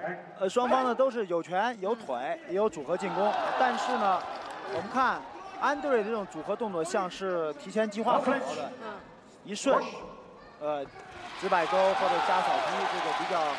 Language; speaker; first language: Chinese; native; Chinese